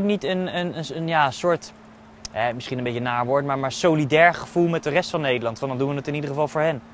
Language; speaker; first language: Dutch; native; Dutch